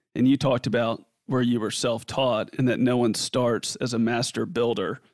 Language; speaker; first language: English; native; English